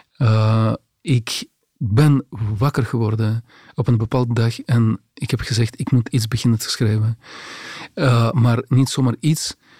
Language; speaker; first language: Dutch; non-native, fluent; Russian